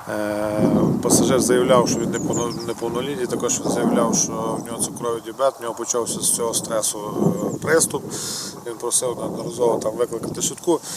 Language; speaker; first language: Ukrainian; native; Ukrainian